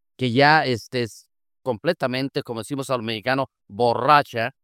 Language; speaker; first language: Spanish; native; Spanish